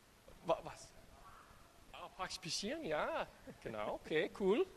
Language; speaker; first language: German; non-native, learner; English